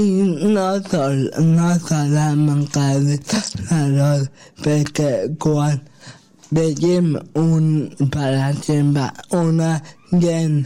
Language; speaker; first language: Catalan; non-native, local second language; Spanish